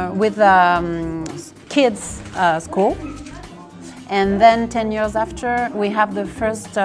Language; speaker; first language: English; non-native, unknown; French